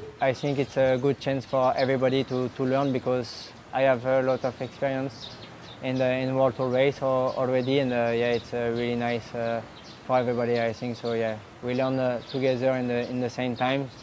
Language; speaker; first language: English; non-native, learner; French